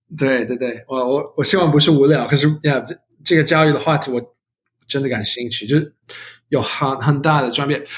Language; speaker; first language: Chinese; non-native, learner; English